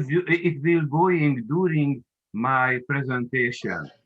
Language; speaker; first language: English; non-native, learner; Hungarian